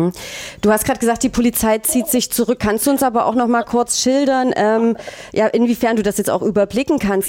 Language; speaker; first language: German; native; German